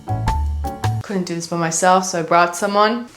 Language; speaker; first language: English; native; English